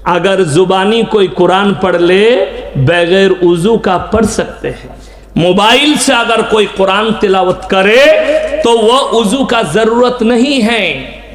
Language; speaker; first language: Urdu; non-native, local second language; Bangla